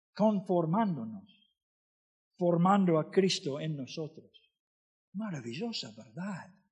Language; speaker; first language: Spanish; non-native, fluent; English